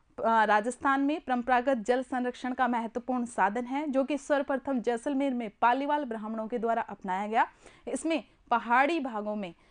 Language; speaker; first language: Hindi; native; Hindi